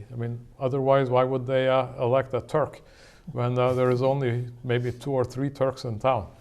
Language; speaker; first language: English; non-native, fluent; Turkish